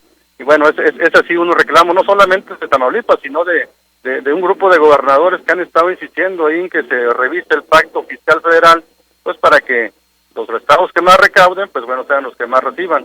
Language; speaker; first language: Spanish; native; Spanish